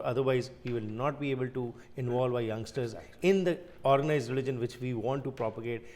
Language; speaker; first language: English; non-native, local second language; Punjabi